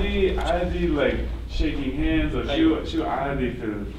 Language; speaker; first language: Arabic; non-native, learner; English